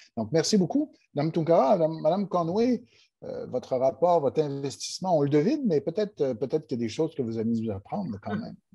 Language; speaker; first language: French; native; French